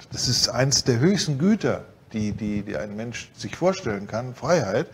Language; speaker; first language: German; native; German